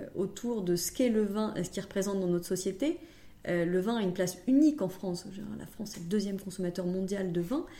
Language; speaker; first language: French; native; French